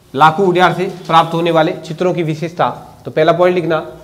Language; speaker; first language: Hindi; native; Hindi